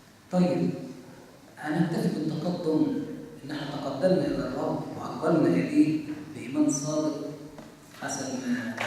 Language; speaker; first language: Arabic; native; Arabic